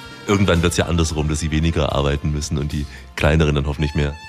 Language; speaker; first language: German; native; German